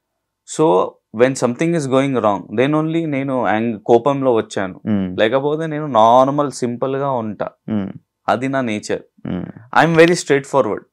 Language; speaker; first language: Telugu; non-native, learner; Hindi